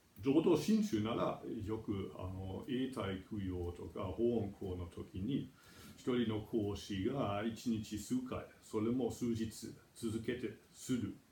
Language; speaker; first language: Japanese; non-native, fluent; German